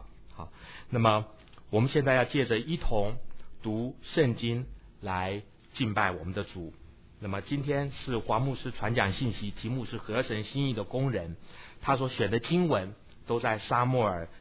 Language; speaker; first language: Chinese; native; Chinese